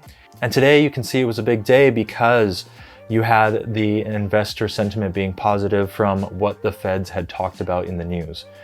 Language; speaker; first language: English; native; English